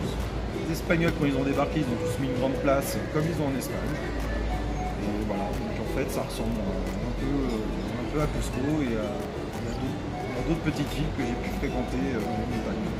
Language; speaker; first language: French; native; French